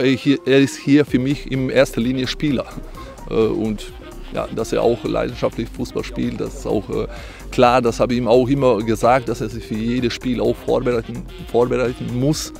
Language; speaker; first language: German; non-native, fluent; Croatian